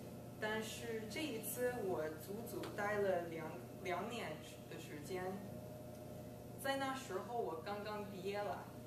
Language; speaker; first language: Chinese; non-native, fluent; English